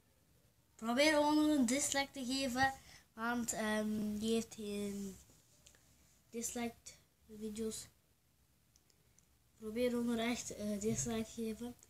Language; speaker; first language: Dutch; early bilingual, other home language; Turkish